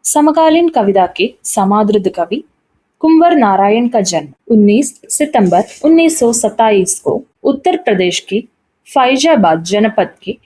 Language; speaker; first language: Hindi; non-native, local second language; Malayalam